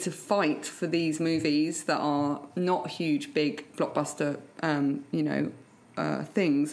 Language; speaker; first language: English; native; English